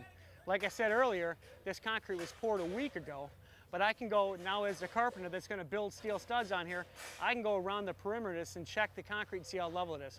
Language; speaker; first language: English; native; English